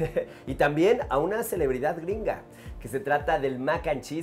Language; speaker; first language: Spanish; native; Spanish